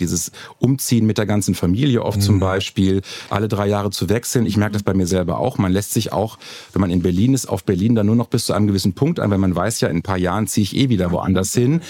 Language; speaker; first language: German; native; German